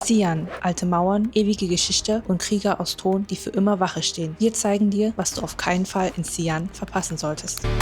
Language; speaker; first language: German; native; German